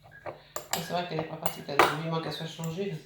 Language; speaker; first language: French; native; French